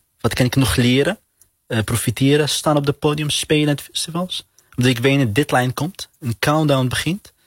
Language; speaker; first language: Dutch; non-native, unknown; Arabic